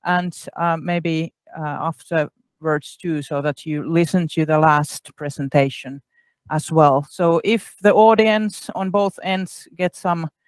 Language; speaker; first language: English; non-native, fluent; Finnish